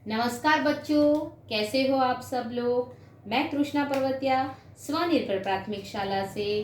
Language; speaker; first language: Hindi; non-native, local second language; Gujarati